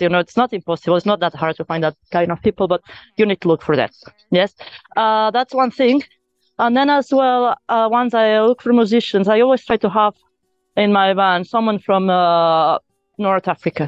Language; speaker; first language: English; non-native, fluent; Spanish